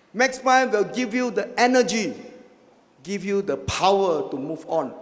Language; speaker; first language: English; non-native, local second language; Chinese